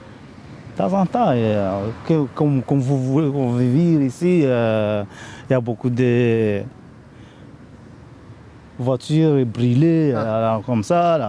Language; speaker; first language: French; non-native, learner; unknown